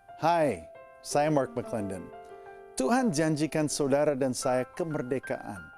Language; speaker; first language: Indonesian; non-native, fluent; English